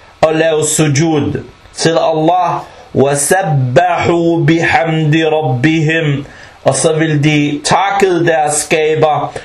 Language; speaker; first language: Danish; early bilingual, other home language; Arabic